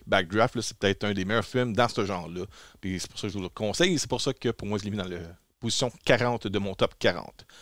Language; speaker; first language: French; native; French